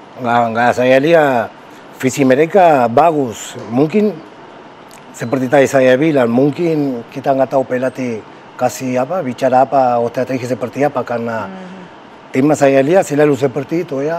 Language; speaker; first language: Indonesian; non-native, fluent; Spanish